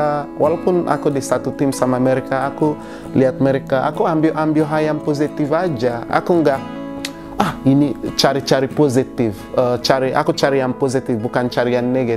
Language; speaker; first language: Indonesian; non-native, fluent; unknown